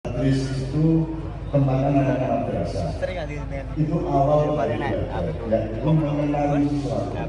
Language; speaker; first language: Indonesian; native; Indonesian